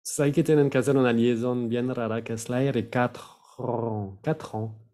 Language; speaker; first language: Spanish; non-native, fluent; French